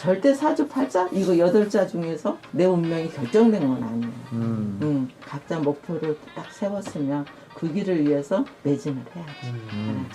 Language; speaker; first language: Korean; native; Korean